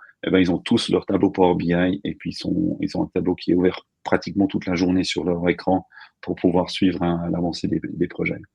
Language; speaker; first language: French; native; French